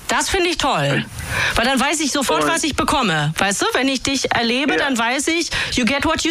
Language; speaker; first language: German; native; German